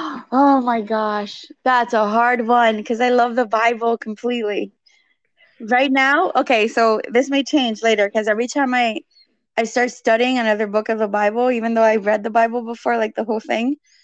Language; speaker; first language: English; early bilingual, other home language; Spanish